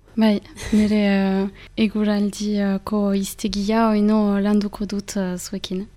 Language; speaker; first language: Basque; non-native, local second language; French